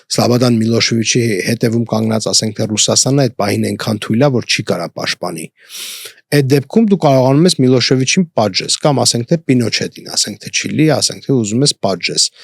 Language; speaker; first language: Armenian; native; Armenian